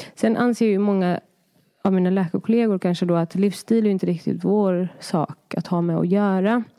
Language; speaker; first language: Swedish; early bilingual, other home language; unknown